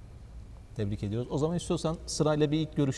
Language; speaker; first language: Turkish; native; Turkish